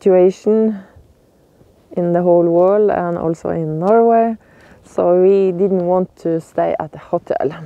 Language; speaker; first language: English; non-native, learner; Norwegian